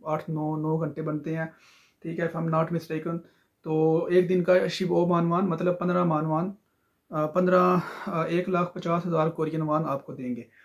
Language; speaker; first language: Urdu; non-native, local second language; Punjabi